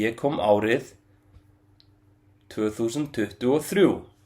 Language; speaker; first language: Icelandic; non-native, fluent; Arabic